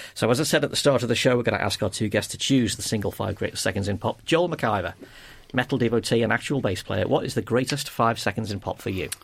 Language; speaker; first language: English; native; English